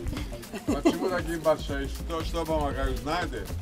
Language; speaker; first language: Russian; non-native, learner; Greek